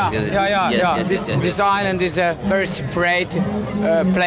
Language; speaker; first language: English; non-native, learner; Hungarian